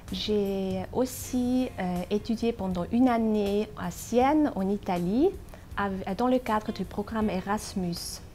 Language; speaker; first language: French; non-native, local second language; German